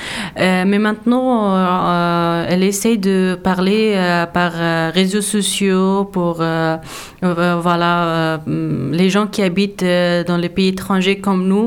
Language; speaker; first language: French; non-native, learner; Persian